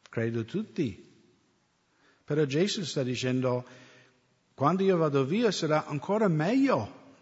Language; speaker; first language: Italian; non-native, fluent; English